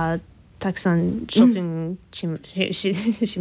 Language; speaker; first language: Japanese; non-native, learner; English